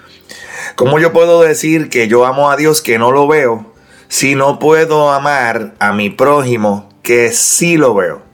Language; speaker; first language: Spanish; native; Spanish